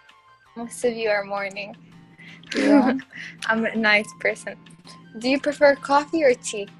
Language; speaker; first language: English; non-native, fluent; Arabic